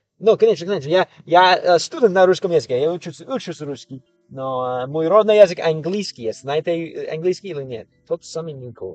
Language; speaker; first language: Russian; non-native, learner; English